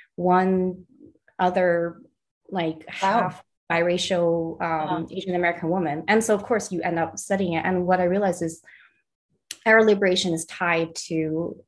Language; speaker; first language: English; early bilingual, other home language; Chinese